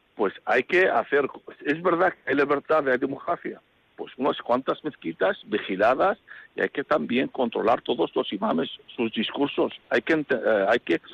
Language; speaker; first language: Spanish; non-native, fluent; Arabic